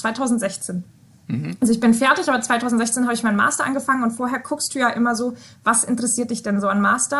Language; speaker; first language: German; native; German